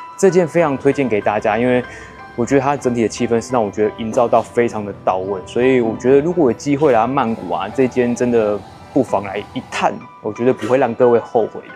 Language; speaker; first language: Chinese; native; Chinese